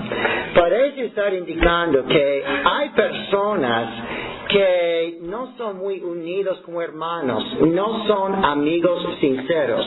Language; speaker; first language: Spanish; non-native, fluent; English